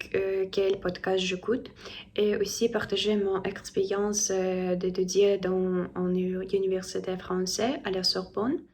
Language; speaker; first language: French; non-native, learner; Russian